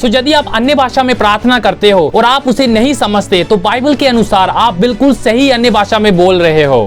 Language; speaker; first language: Hindi; non-native, local second language; Punjabi